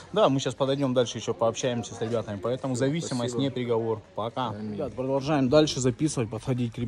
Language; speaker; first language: Russian; native; Russian